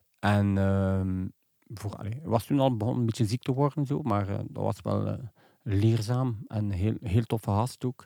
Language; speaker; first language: Dutch; non-native, local second language; French